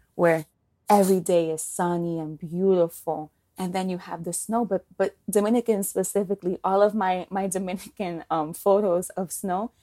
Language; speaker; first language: English; native; English